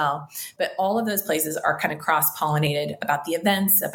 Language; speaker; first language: English; native; English